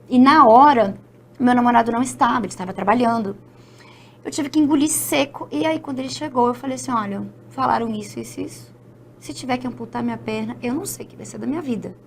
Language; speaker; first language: Portuguese; native; Portuguese